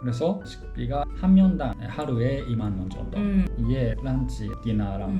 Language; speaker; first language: Korean; non-native, learner; Japanese